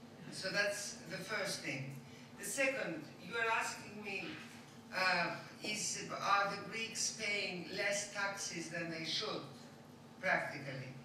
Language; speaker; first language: English; non-native, fluent; Greek